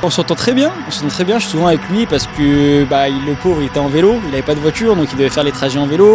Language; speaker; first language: French; native; French